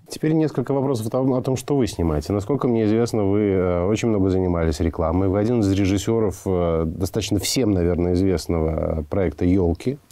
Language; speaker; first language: Russian; native; Russian